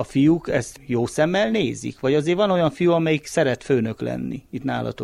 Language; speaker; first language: Hungarian; native; Hungarian